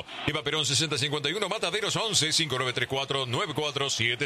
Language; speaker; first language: Spanish; native; Spanish